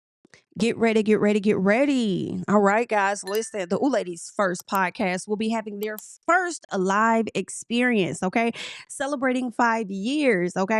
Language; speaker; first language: English; native; English